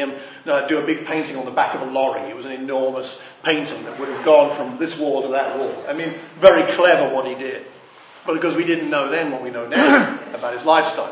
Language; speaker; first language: English; native; English